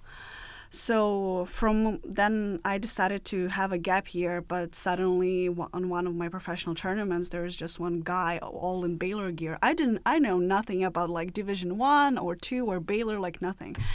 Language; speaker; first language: English; non-native, fluent; Russian